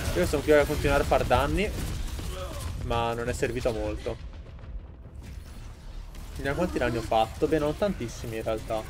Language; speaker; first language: Italian; native; Italian